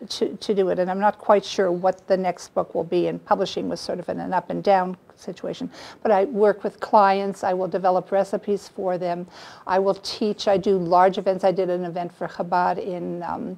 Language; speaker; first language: English; native; English